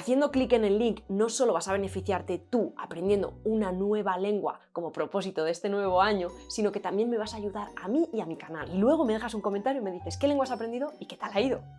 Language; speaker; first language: Spanish; native; Spanish